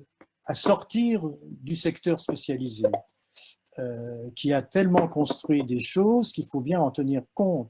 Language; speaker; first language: French; native; French